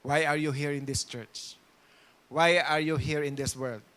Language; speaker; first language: English; non-native, local second language; Filipino